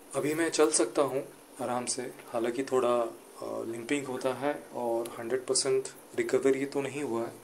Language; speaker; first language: Hindi; non-native, local second language; Gujarati